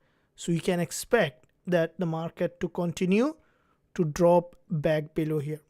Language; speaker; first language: English; non-native, fluent; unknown